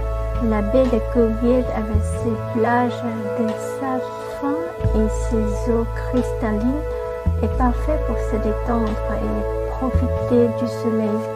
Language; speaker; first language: French; non-native, fluent; Vietnamese